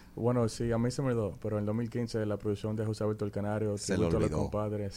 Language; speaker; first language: Spanish; early bilingual, heritage; Spanish